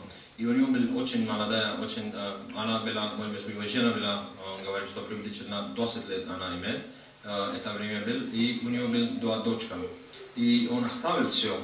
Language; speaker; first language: Russian; non-native, learner; Hindi